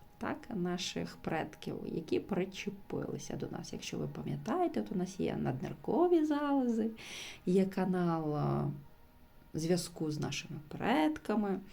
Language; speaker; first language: Ukrainian; non-native, local second language; Russian